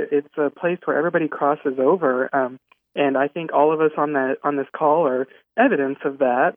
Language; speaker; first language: English; native; English